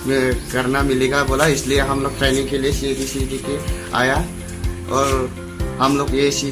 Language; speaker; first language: Hindi; non-native, local second language; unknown